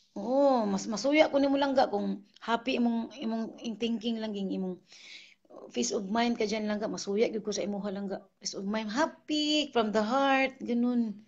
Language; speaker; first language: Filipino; non-native, local second language; Cebuano